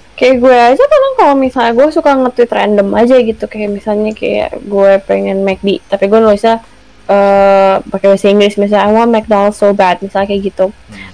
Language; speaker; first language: Indonesian; early bilingual, heritage; Indonesian